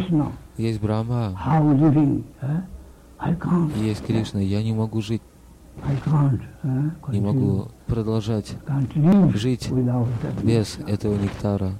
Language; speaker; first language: Russian; native; Russian